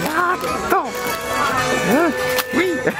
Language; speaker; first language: Japanese; non-native, fluent; Italian